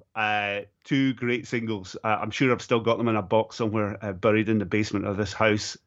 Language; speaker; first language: English; native; English